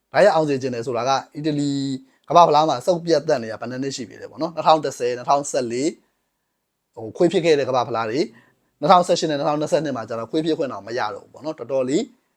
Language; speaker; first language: Burmese; native; Burmese